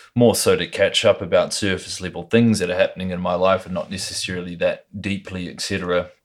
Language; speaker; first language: English; native; English